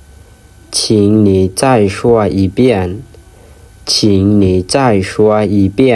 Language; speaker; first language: Chinese; non-native, fluent; Lao